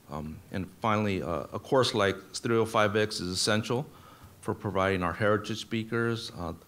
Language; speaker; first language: English; native; English